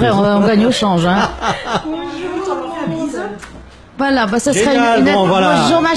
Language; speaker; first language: French; native; French